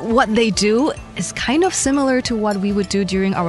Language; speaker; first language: English; non-native, local second language; Chinese